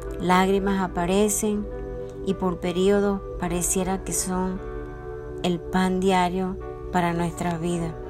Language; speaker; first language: Spanish; native; Spanish